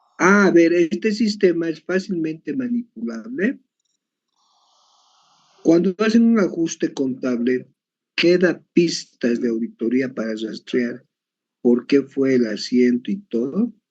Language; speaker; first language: Spanish; native; Spanish